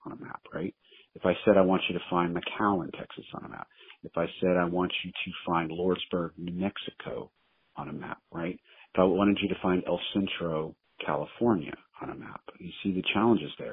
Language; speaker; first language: English; native; English